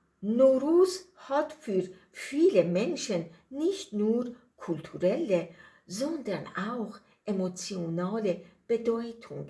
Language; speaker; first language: German; non-native, learner; Persian